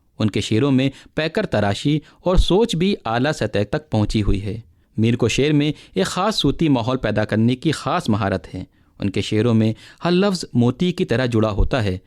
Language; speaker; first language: Urdu; native; Urdu